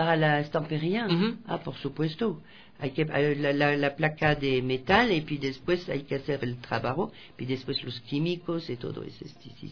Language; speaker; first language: Spanish; non-native, fluent; French